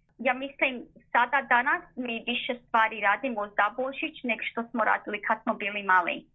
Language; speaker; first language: Croatian; early bilingual, heritage; Croatian